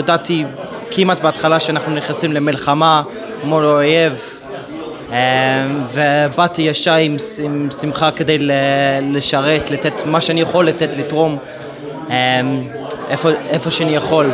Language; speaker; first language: Hebrew; non-native, fluent; English